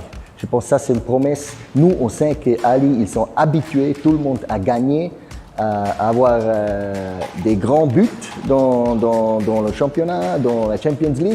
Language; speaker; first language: French; non-native, fluent; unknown